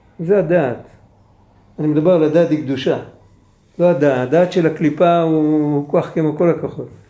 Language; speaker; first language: Hebrew; non-native, fluent; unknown